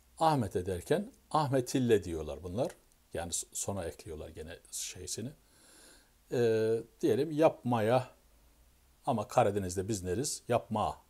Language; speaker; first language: Turkish; native; Turkish